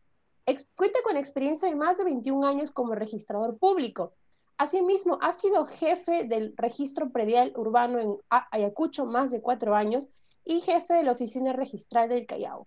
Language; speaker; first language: Spanish; native; Spanish